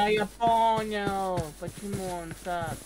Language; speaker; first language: Russian; non-native, learner; English